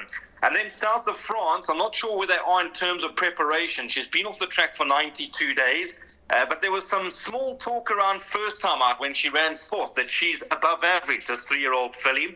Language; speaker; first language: English; native; English